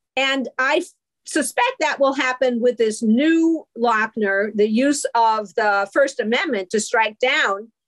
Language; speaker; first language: English; native; English